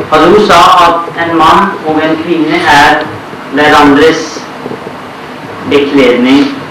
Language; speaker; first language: Norwegian; non-native, fluent; Urdu